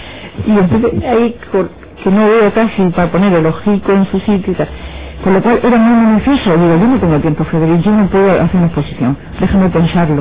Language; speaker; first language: Spanish; native; Spanish